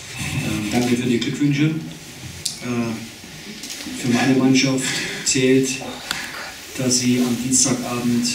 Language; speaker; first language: German; native; German